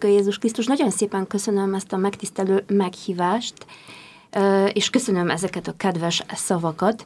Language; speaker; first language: Hungarian; non-native, fluent; Polish